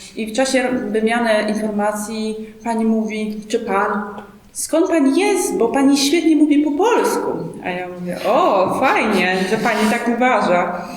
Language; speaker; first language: Polish; native; Polish